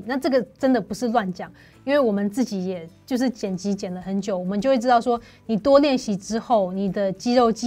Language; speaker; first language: Chinese; native; Chinese